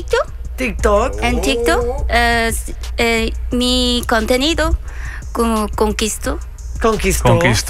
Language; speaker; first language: Spanish; non-native, learner; Korean